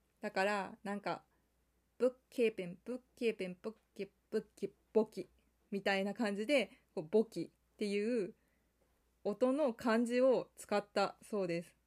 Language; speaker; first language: Japanese; non-native, fluent; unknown